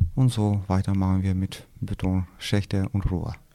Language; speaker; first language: German; non-native, learner; Albanian